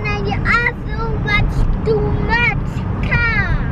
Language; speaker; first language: English; early bilingual, heritage; English